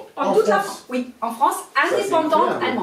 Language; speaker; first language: French; non-native, fluent; German